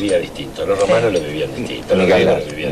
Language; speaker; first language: Spanish; native; Spanish